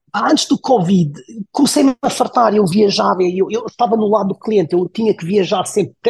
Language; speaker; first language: Portuguese; early bilingual, heritage; Portuguese